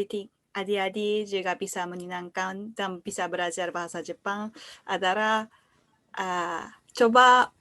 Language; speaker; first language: Indonesian; non-native, learner; Japanese